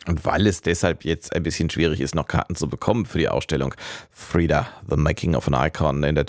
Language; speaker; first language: German; native; German